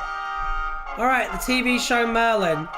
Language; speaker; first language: English; native; English